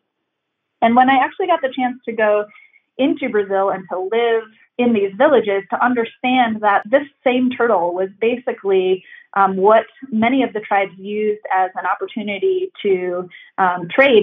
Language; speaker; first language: English; native; English